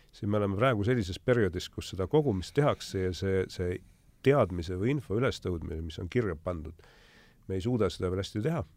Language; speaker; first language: Estonian; native; Estonian